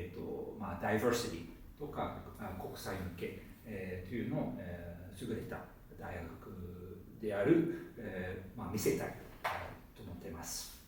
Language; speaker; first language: Japanese; non-native, fluent; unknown